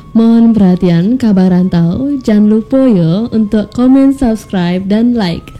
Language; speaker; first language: Indonesian; early bilingual, heritage; Indonesian